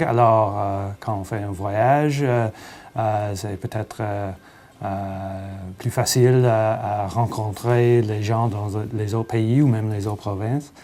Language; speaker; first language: French; non-native, local second language; English